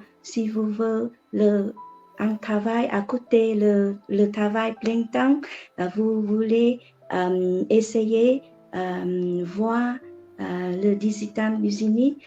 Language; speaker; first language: French; non-native, learner; Vietnamese